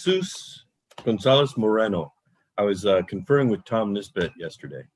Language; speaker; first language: English; native; English